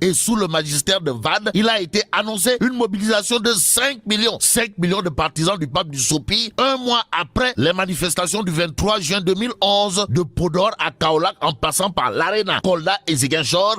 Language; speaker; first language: French; non-native, local second language; Wolof